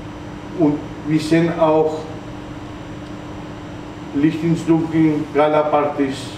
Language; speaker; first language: German; non-native, fluent; Greek